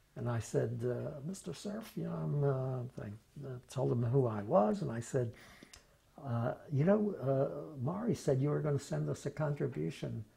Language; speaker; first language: English; native; English